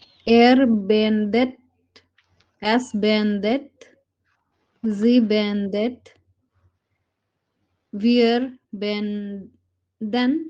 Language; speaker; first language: German; non-native, learner; Hindi